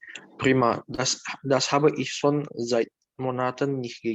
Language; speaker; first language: German; non-native, learner; Indonesian